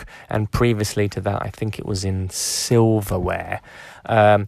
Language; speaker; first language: English; native; English